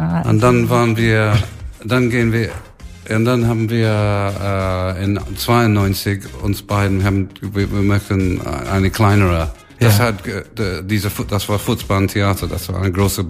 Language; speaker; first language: German; non-native, learner; English